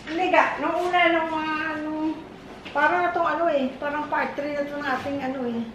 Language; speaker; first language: Filipino; native; Filipino